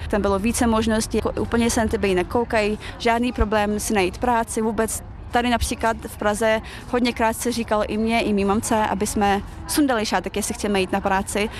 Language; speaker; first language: Czech; early bilingual, other home language; Chechen